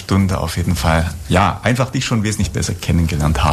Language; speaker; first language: German; native; German